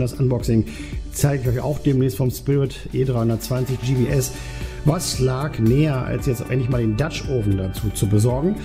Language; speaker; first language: German; native; German